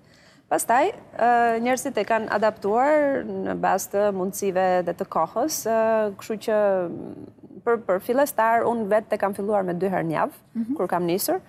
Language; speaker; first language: Albanian; native; Albanian